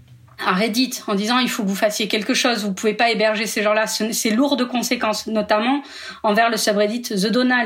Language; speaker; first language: French; native; French